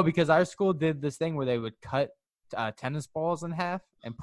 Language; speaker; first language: English; native; English